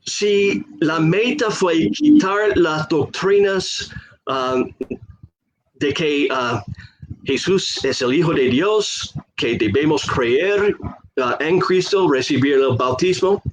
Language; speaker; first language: Spanish; non-native, fluent; English